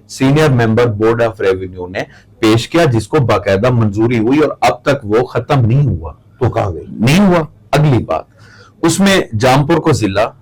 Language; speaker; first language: Urdu; non-native, local second language; Saraiki